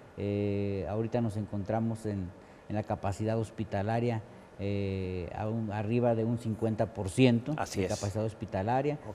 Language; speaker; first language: Spanish; native; Spanish